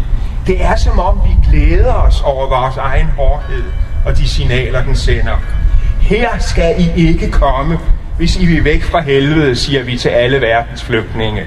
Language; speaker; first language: Danish; native; Danish